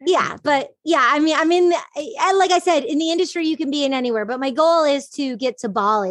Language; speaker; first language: English; native; English